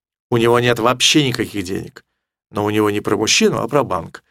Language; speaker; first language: Russian; native; Russian